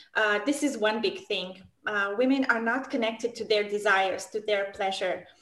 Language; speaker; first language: English; non-native, fluent; Romanian